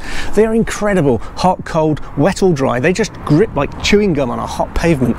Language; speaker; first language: English; native; English